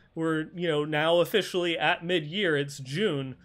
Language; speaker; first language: English; native; English